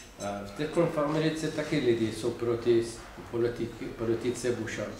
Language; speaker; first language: Czech; non-native, fluent; Persian